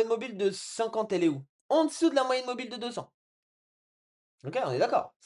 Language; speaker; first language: French; native; French